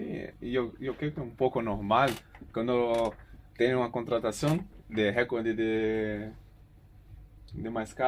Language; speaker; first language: Spanish; non-native, learner; Portuguese